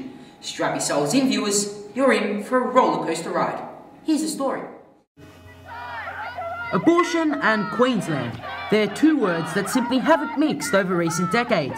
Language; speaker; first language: English; native; English